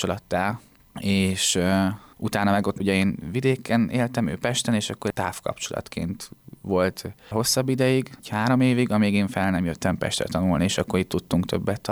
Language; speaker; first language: Hungarian; native; Hungarian